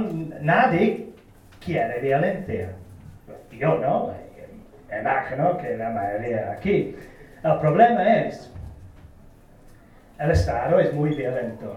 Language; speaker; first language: Spanish; non-native, learner; Turkish